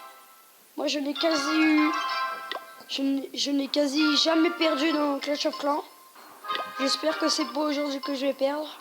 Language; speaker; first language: French; native; French